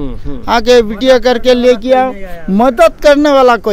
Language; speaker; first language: Hindi; non-native, local second language; Bangla